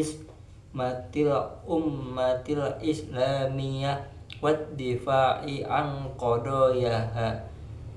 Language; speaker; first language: Arabic; non-native, learner; Indonesian